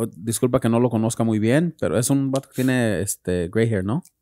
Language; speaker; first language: Spanish; early bilingual, heritage; Spanish